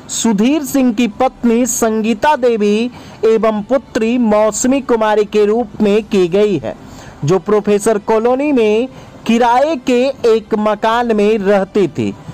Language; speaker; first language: Hindi; native; Hindi